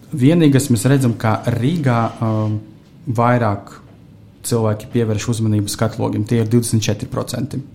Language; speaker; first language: Latvian; non-native, local second language; Russian